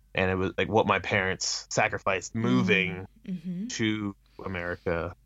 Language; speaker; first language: English; early bilingual, other home language; Thai